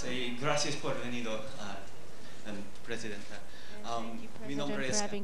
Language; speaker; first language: Spanish; non-native, learner; English